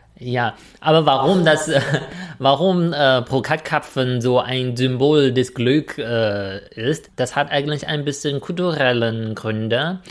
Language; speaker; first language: German; non-native, fluent; Chinese